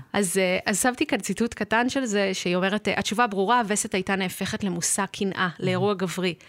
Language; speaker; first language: Hebrew; native; Hebrew